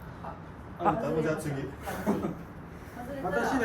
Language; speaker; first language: Japanese; non-native, fluent; French